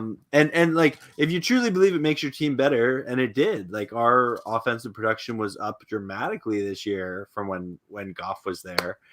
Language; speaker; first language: English; native; English